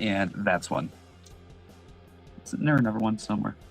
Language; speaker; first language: English; native; English